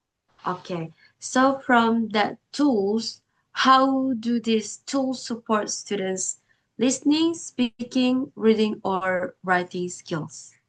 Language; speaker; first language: English; non-native, learner; Indonesian